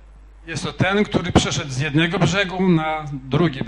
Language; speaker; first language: Russian; non-native, learner; Polish